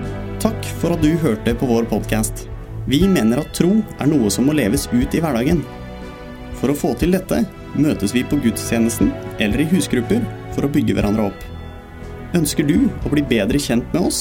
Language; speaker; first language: Norwegian; native; Norwegian